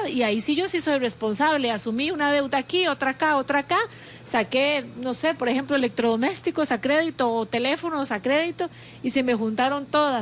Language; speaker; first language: Spanish; native; Spanish